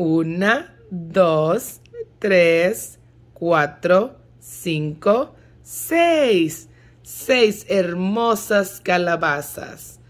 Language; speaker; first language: Spanish; early bilingual, heritage; Spanish